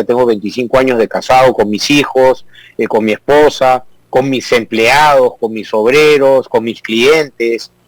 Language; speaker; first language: Spanish; native; Spanish